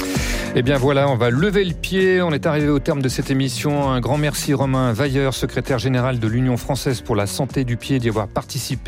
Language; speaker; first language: French; native; French